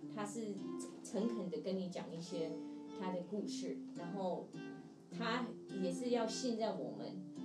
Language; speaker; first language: Chinese; non-native, fluent; English